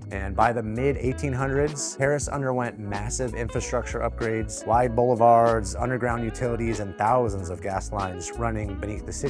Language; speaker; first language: English; native; English